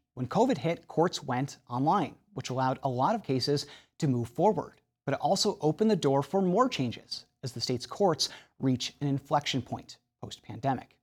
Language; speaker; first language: English; native; English